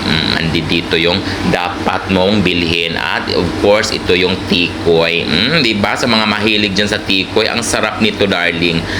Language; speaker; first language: Filipino; non-native, local second language; Cebuano